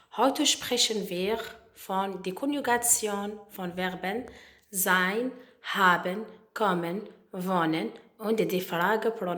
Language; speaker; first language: German; non-native, learner; Arabic